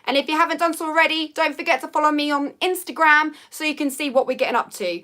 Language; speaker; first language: English; native; English